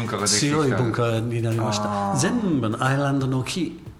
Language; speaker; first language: Japanese; non-native, learner; English